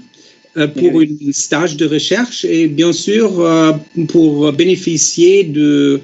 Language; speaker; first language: French; non-native, fluent; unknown